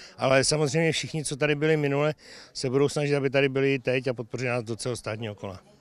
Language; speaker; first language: Czech; native; Czech